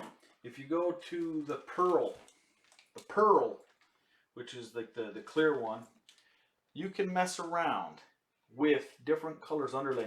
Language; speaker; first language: English; native; English